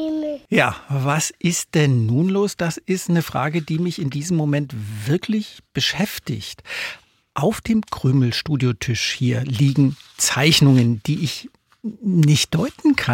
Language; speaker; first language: German; native; German